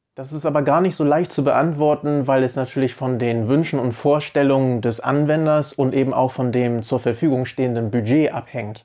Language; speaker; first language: German; native; German